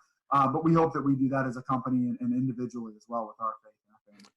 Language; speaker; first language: English; native; English